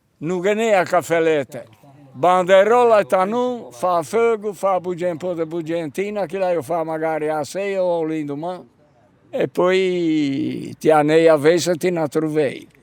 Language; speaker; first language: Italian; native; Italian